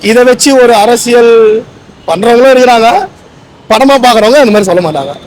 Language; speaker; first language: Tamil; native; Tamil